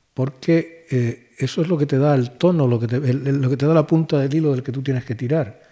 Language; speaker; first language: Spanish; native; Spanish